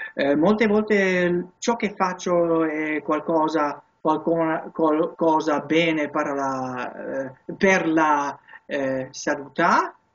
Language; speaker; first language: Italian; non-native, learner; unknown